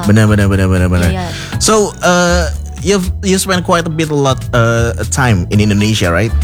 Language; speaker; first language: English; non-native, fluent; Indonesian